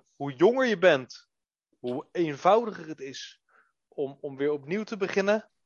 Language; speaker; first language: Dutch; native; Dutch